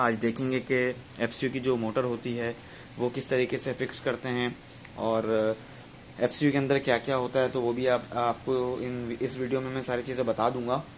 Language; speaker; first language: Urdu; native; Urdu